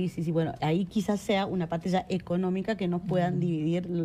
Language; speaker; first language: Spanish; native; Spanish